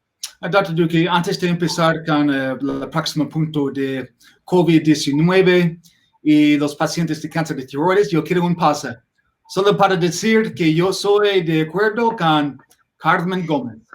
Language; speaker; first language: Spanish; non-native, learner; English